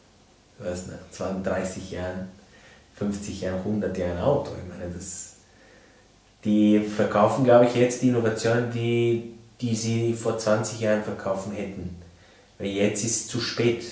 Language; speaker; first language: German; non-native, fluent; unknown